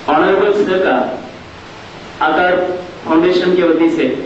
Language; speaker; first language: Hindi; non-native, local second language; Marathi